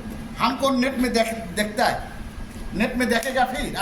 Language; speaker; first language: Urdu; non-native, local second language; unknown